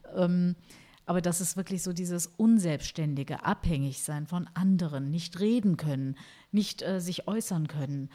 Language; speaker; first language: German; early bilingual, other home language; Turkish